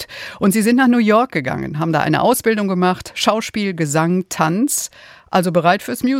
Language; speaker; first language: German; native; German